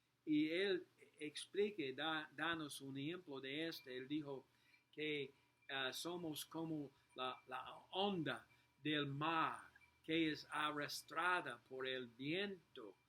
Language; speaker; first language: Spanish; non-native, learner; English